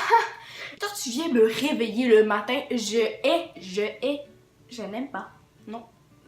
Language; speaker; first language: French; native; French